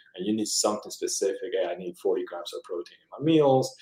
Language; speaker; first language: English; early bilingual, other home language; Spanish